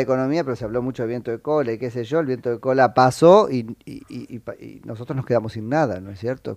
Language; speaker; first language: Spanish; native; Spanish